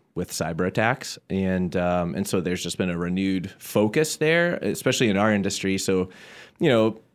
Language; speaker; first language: English; native; English